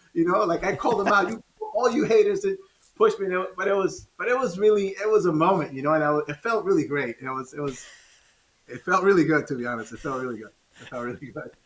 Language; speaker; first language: English; non-native, fluent; Spanish